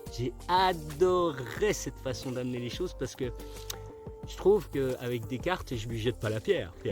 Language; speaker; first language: French; early bilingual, other home language; Spanish